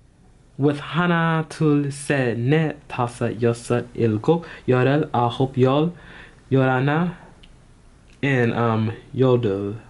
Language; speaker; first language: Korean; non-native, learner; English